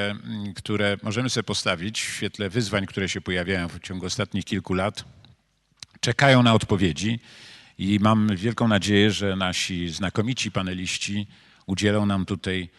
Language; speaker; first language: Polish; native; Polish